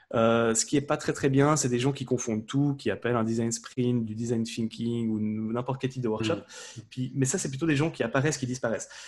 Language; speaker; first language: French; native; French